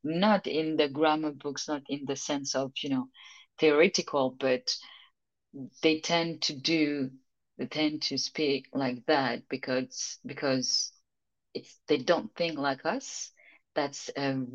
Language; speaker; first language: English; non-native, fluent; French